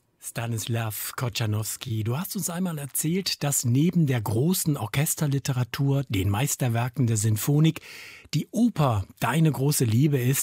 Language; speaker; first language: German; native; German